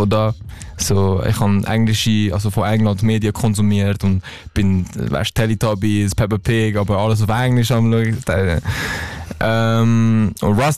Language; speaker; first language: Swiss German; non-native, local second language; English